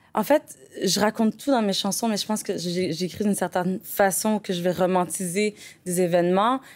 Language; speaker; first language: French; native; French